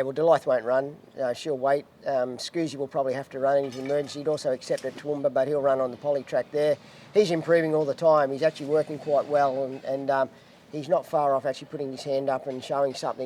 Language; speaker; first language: English; native; English